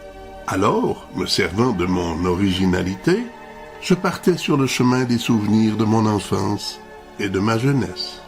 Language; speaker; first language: French; native; French